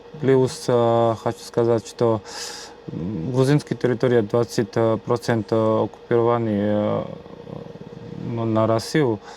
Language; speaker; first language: Russian; non-native, learner; Georgian